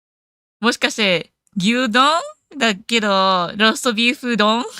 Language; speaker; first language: Japanese; non-native, learner; English